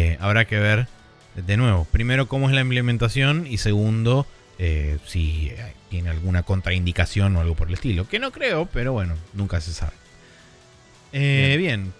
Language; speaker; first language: Spanish; native; Spanish